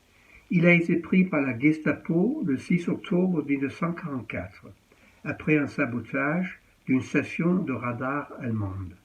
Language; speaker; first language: French; early bilingual, heritage; French